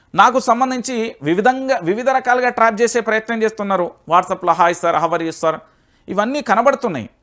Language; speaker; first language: Telugu; native; Telugu